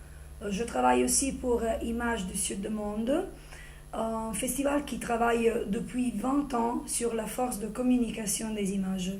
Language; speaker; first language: French; non-native, fluent; Italian